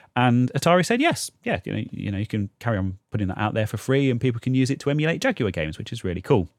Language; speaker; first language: English; native; English